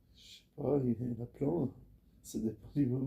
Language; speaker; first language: French; native; French